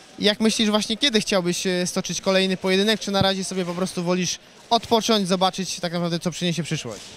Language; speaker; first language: Polish; native; Polish